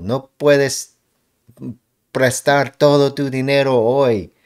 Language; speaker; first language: Spanish; non-native, learner; English